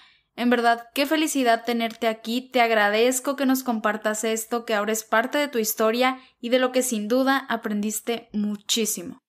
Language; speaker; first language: Spanish; native; Spanish